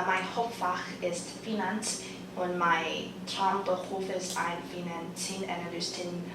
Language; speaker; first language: German; non-native, learner; Chinese